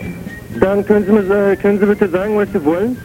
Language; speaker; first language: German; non-native, learner; Turkish